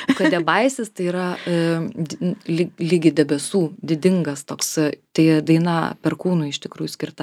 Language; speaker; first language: Lithuanian; native; Lithuanian